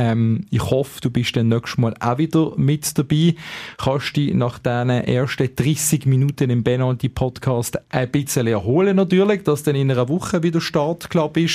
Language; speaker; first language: German; native; German